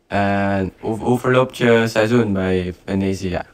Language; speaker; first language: Dutch; non-native, fluent; Indonesian